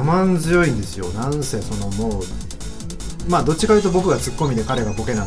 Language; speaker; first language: Japanese; native; Japanese